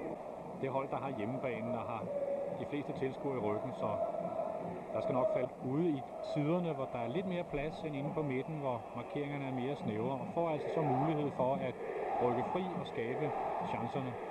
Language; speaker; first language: Danish; native; Danish